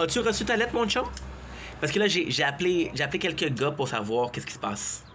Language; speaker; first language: French; native; French